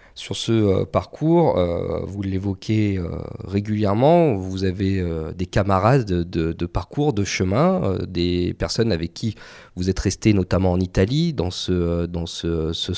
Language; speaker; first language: French; native; French